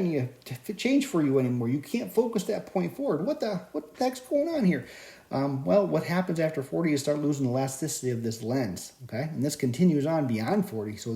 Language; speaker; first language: English; native; English